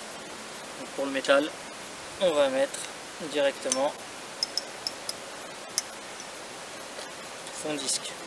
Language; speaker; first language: French; native; French